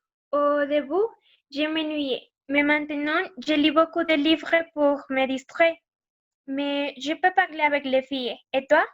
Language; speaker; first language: French; non-native, learner; Spanish